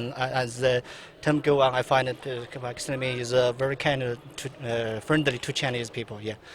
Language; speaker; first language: English; non-native, learner; Chinese